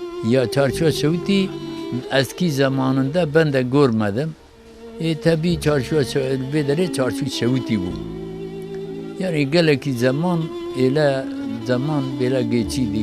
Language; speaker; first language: Turkish; non-native, local second language; Kurdish